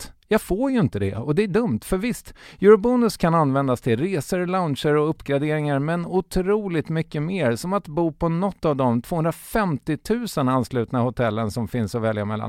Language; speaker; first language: Swedish; native; Swedish